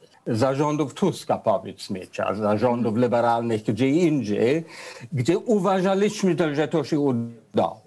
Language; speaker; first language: Polish; non-native, fluent; English